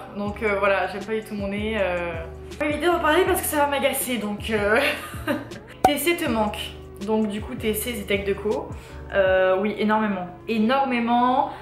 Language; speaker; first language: French; native; French